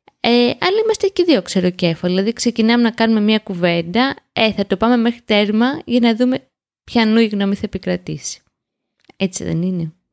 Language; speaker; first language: Greek; native; Greek